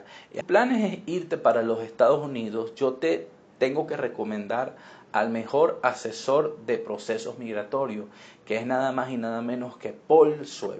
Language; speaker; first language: Spanish; native; Spanish